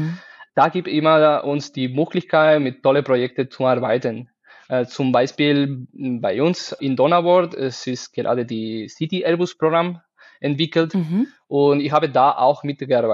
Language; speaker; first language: German; non-native, learner; Spanish